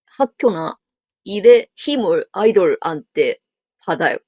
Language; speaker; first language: Korean; non-native, learner; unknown